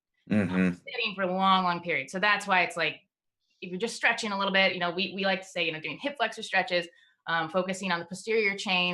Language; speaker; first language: English; native; English